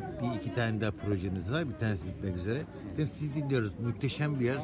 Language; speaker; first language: Turkish; native; Turkish